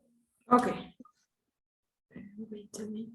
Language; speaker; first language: English; non-native, learner; Spanish